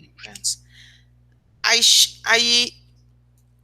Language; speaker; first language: English; non-native, learner; Spanish